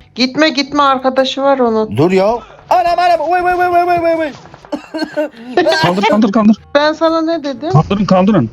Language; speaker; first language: Turkish; native; Turkish